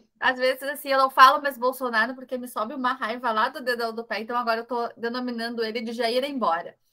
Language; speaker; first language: Portuguese; native; Portuguese